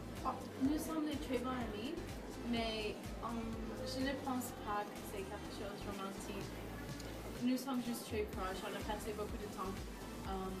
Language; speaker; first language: French; non-native, learner; English